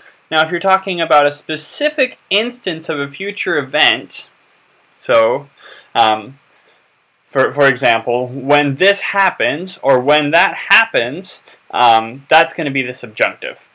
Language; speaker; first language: English; native; English